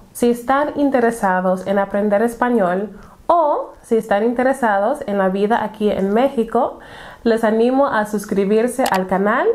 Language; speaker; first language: Spanish; non-native, fluent; English